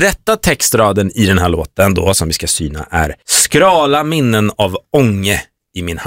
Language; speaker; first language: Swedish; native; Swedish